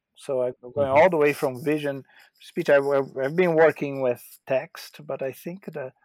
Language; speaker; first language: English; non-native, fluent; Portuguese